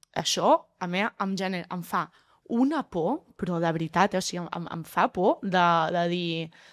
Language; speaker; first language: Catalan; native; Catalan